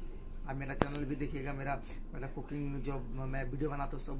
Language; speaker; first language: Hindi; non-native, local second language; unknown